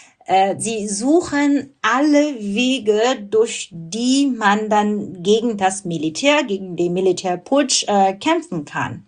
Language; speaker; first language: German; non-native, fluent; Burmese